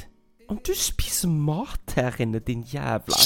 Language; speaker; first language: Norwegian; native; Norwegian